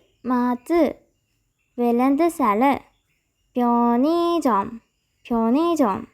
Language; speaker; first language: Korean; non-native, fluent; Sinhala